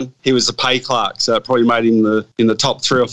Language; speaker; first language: English; native; English